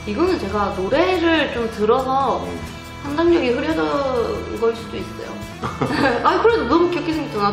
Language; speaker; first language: Korean; native; Korean